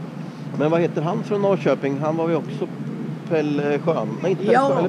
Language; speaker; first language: Swedish; native; Swedish